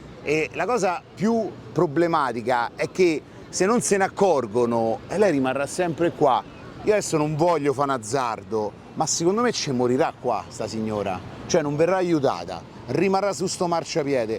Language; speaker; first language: Italian; native; Italian